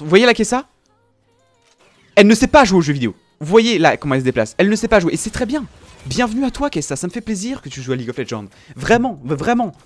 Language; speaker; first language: French; native; French